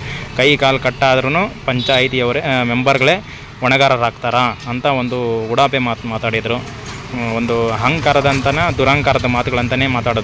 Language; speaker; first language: Kannada; native; Kannada